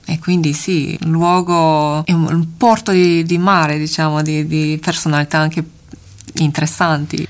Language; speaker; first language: Italian; non-native, fluent; Japanese